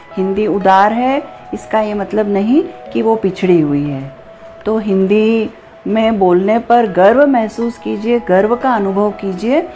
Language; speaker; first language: Hindi; native; Hindi